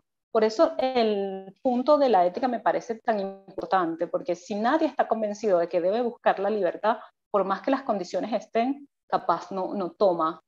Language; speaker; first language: Spanish; native; Spanish